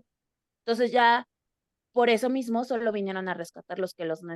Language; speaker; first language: Spanish; native; Spanish